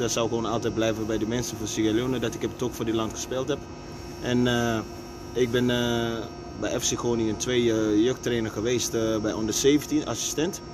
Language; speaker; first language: Dutch; non-native, fluent; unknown